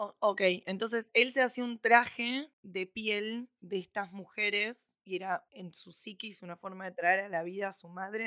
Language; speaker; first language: Spanish; native; Spanish